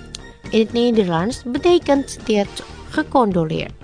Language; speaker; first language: Dutch; non-native, learner; Indonesian